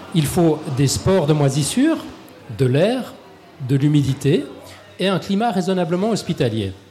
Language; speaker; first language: French; native; French